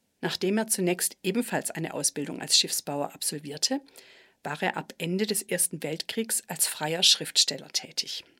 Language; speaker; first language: German; native; German